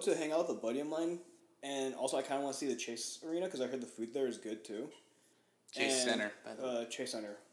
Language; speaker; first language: English; early bilingual, other home language; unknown